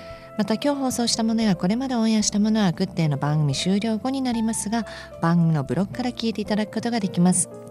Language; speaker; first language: Japanese; native; Japanese